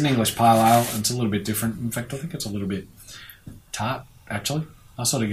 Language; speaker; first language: English; native; English